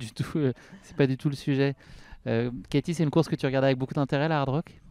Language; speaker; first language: French; native; French